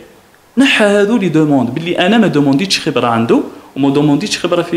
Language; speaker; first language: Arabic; native; Arabic